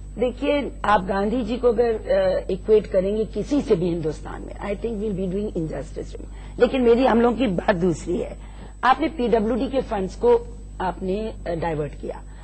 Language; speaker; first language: Hindi; native; Hindi